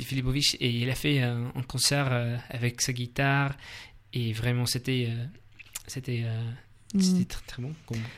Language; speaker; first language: French; non-native, learner; English